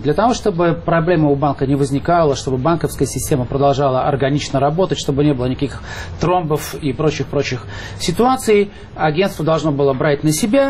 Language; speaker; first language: Russian; native; Russian